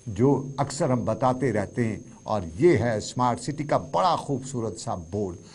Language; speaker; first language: Urdu; non-native, local second language; Kashmiri